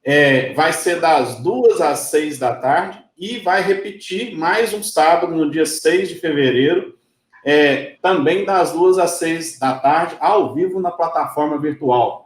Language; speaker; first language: Portuguese; native; Portuguese